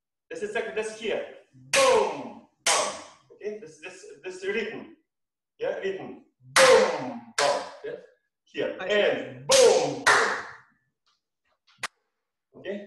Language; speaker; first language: English; non-native, learner; Russian